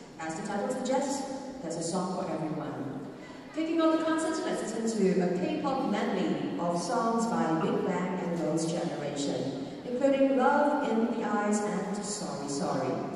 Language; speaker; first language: English; non-native, local second language; Chinese